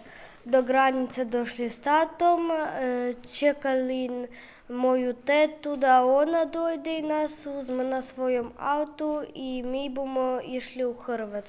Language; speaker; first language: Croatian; non-native, learner; Ukrainian